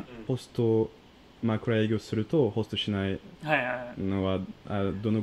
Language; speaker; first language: Japanese; non-native, fluent; French